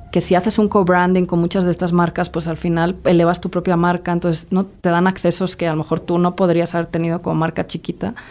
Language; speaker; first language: Spanish; early bilingual, other home language; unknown